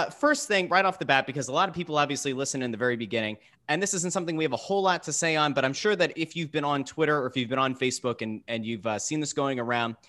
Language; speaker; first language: English; native; English